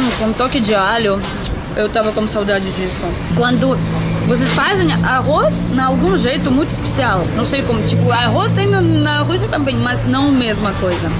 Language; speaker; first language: Portuguese; non-native, learner; Russian